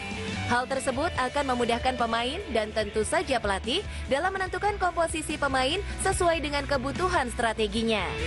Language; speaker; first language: Indonesian; native; Indonesian